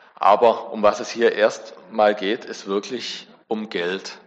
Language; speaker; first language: German; native; German